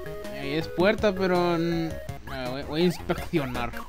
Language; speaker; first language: Spanish; native; Spanish